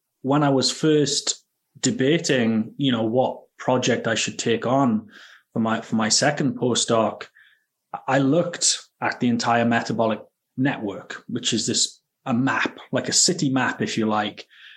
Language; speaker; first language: English; native; English